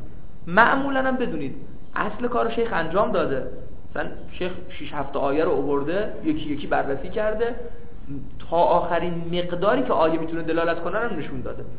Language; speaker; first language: Persian; native; Persian